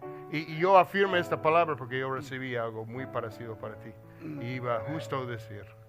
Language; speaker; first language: Spanish; non-native, learner; English